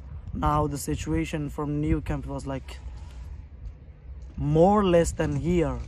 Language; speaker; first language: English; non-native, fluent; Persian